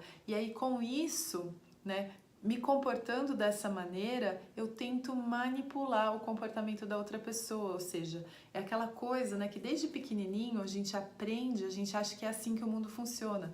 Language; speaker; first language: Portuguese; native; Portuguese